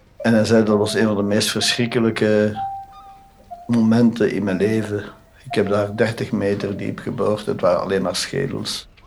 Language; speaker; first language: Dutch; native; Dutch